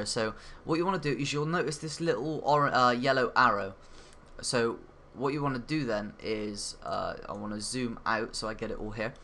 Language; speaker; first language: English; native; English